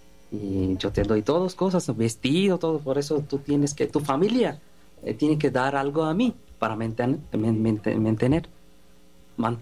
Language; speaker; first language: Spanish; non-native, learner; Bangla